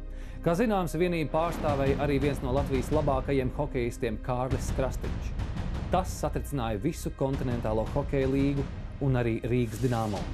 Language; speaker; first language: Latvian; native; Latvian